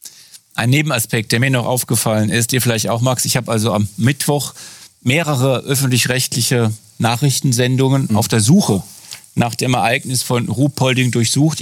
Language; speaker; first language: German; native; German